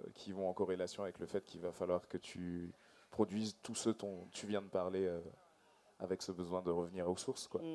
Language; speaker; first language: French; native; French